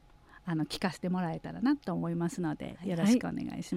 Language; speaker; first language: Japanese; native; Japanese